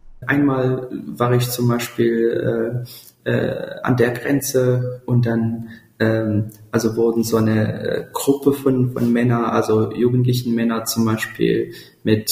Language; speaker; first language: German; non-native, fluent; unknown